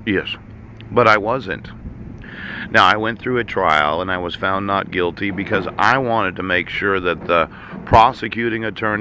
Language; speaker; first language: English; native; English